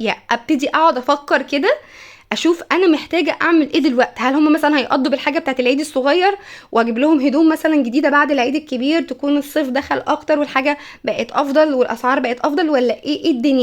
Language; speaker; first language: Arabic; native; Arabic